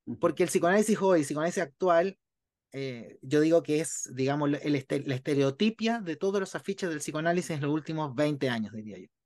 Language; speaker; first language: Spanish; native; Spanish